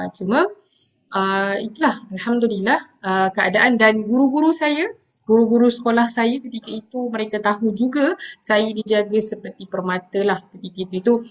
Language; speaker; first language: Malay; non-native, local second language; Tamil